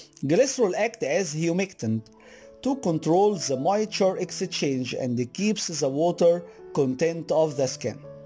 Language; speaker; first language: English; non-native, fluent; Arabic